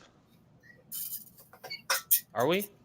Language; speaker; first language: English; native; English